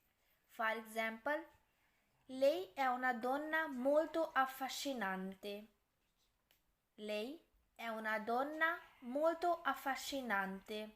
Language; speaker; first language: Italian; non-native, fluent; Urdu